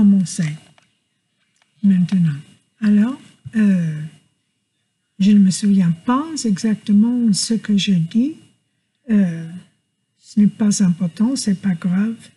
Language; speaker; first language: French; non-native, learner; English